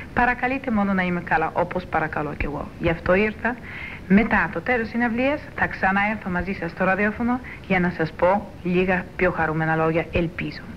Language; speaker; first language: Greek; early bilingual, heritage; Greek